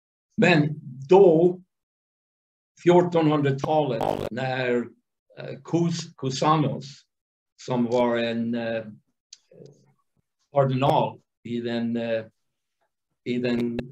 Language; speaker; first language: Swedish; non-native, fluent; English